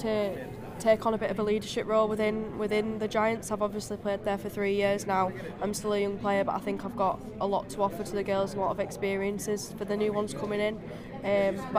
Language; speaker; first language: English; native; English